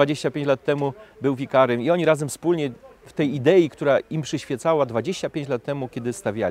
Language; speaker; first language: Polish; native; Polish